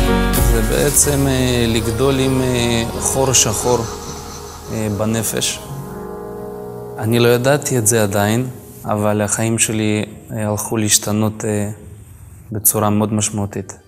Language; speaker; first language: Hebrew; non-native, fluent; Russian